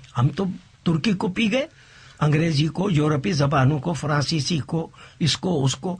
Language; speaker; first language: Urdu; non-native, local second language; Saraiki